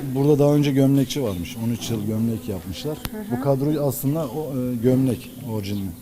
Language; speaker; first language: Turkish; native; Turkish